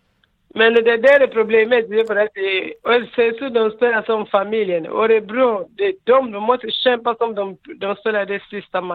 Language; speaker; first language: Swedish; non-native, learner; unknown